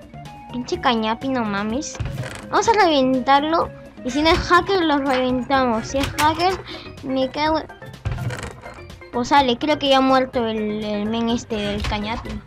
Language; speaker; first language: Spanish; native; Spanish